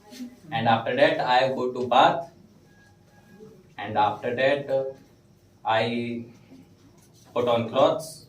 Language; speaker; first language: English; non-native, learner; Hindi